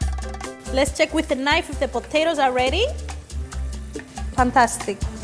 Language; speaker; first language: English; non-native, fluent; Greek